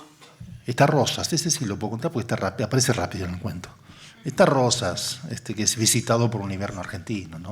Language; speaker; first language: Spanish; native; Spanish